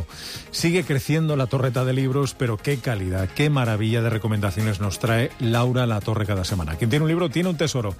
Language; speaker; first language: Spanish; native; Spanish